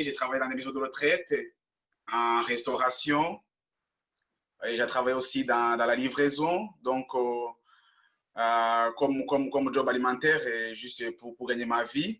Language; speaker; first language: French; non-native, local second language; Kinyarwanda